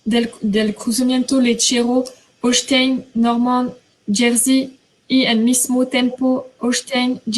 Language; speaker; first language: Spanish; non-native, fluent; French